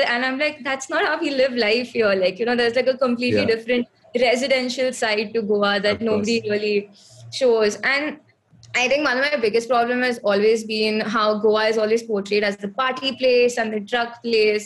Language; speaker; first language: English; non-native, local second language; Konkani